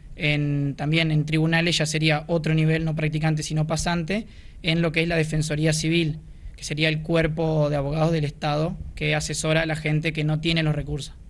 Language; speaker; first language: Spanish; native; Spanish